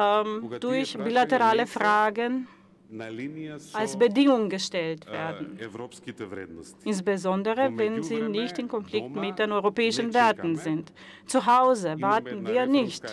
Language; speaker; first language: German; non-native, fluent; Macedonian